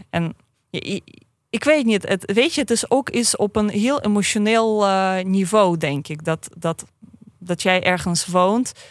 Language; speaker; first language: Dutch; non-native, fluent; Russian